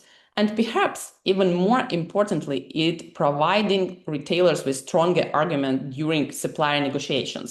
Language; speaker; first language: English; non-native, fluent; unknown